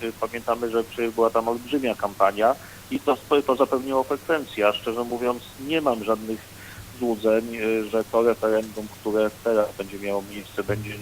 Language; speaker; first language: Polish; native; Polish